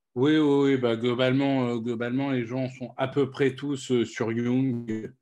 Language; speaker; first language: French; native; French